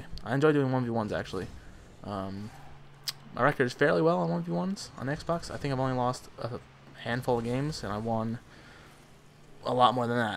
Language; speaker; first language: English; native; English